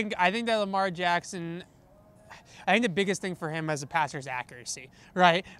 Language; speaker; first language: English; native; English